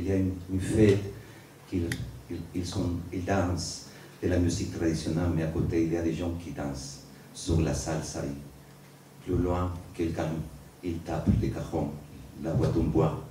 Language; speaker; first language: French; non-native, learner; Spanish